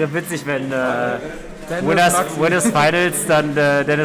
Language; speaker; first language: German; native; German